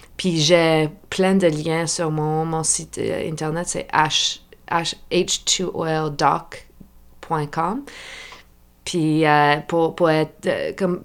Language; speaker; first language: French; non-native, local second language; English